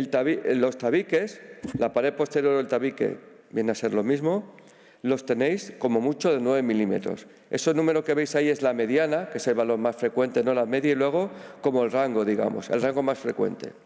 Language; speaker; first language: Spanish; native; Spanish